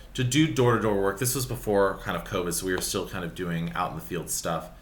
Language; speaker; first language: English; native; English